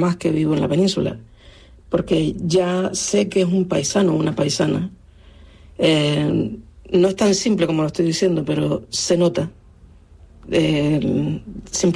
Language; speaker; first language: Spanish; native; Spanish